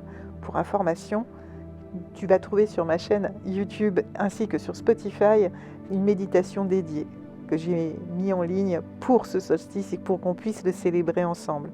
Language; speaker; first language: French; native; French